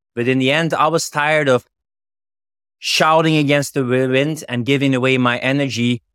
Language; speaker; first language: English; non-native, fluent; Dutch